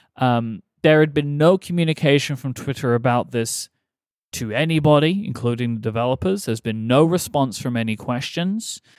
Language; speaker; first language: English; native; English